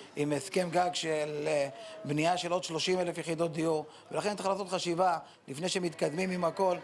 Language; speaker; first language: Hebrew; native; Hebrew